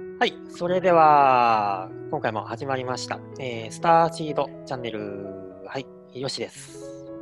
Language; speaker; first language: Japanese; native; Japanese